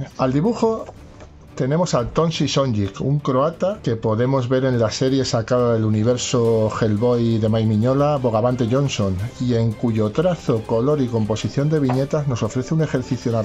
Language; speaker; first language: Spanish; native; Spanish